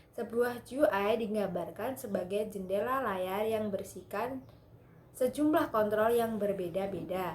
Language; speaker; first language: Indonesian; native; Indonesian